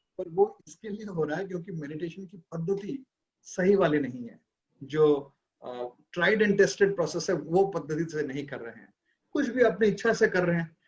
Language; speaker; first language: Hindi; non-native, local second language; Bangla